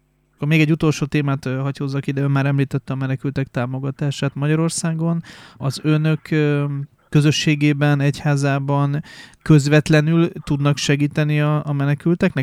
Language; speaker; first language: Hungarian; native; Hungarian